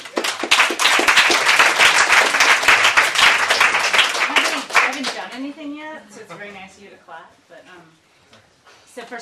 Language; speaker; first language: English; native; English